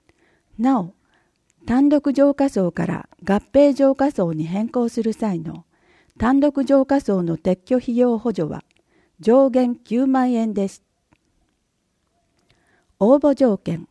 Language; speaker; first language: Japanese; native; Japanese